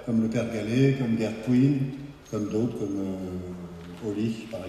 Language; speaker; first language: French; native; French